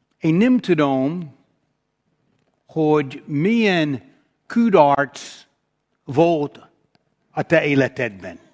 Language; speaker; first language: Hungarian; non-native, fluent; English